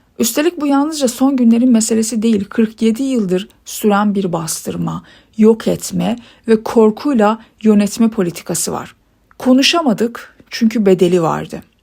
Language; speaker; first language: Turkish; early bilingual, other home language; Persian